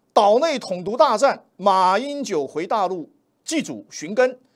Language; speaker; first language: Chinese; native; Chinese